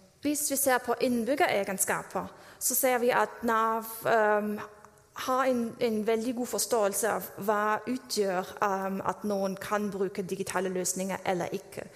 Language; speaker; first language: Norwegian; non-native, fluent; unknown